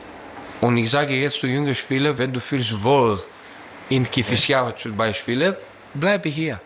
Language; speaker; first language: German; non-native, learner; Greek